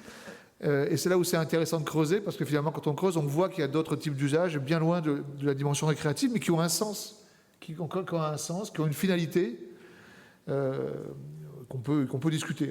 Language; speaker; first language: French; native; French